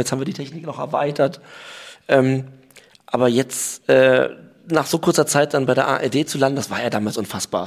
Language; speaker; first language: German; native; German